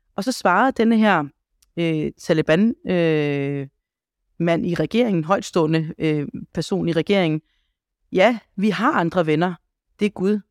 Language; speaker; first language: Danish; early bilingual, other home language; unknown